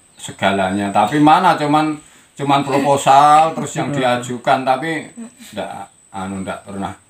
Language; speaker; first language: Indonesian; non-native, local second language; Javanese